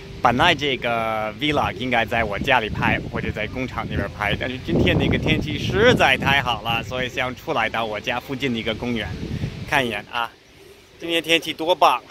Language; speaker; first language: Chinese; non-native, fluent; English